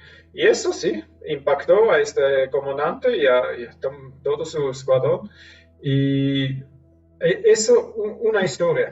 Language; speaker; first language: Spanish; non-native, fluent; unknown